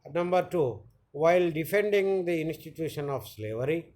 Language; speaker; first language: English; non-native, local second language; Telugu